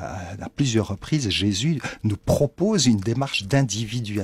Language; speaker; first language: French; native; French